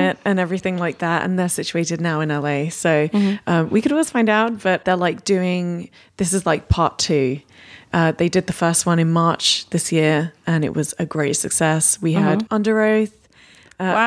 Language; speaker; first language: English; native; English